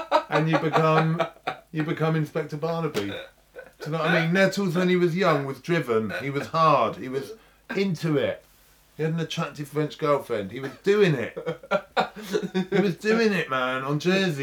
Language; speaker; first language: English; native; English